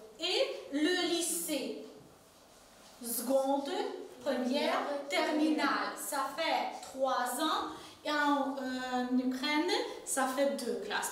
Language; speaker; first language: French; non-native, fluent; Ukrainian